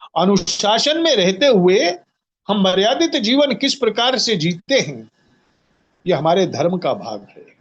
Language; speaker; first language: Hindi; native; Hindi